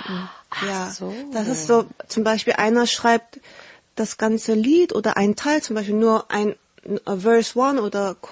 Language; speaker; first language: German; early bilingual, heritage; Korean